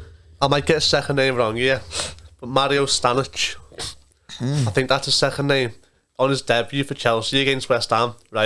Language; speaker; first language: English; native; English